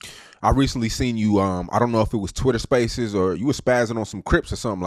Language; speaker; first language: English; native; English